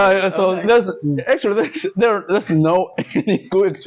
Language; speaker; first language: English; non-native, learner; Chinese